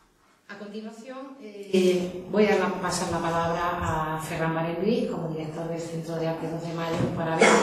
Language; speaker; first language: Spanish; native; Spanish